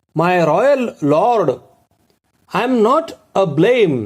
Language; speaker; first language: English; non-native, local second language; Marathi